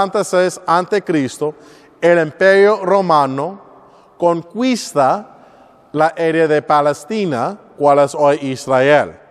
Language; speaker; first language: Spanish; non-native, learner; English